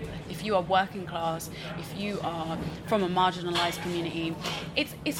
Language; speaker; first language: English; native; English